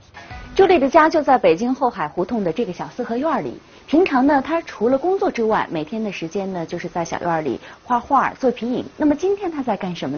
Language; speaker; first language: Chinese; native; Chinese